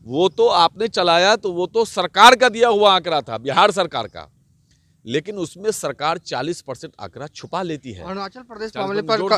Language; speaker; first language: Hindi; native; Hindi